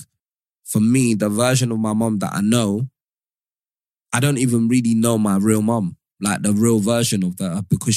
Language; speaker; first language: English; non-native, local second language; Yoruba